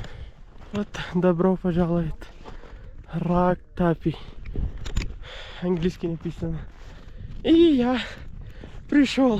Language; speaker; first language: Russian; non-native, learner; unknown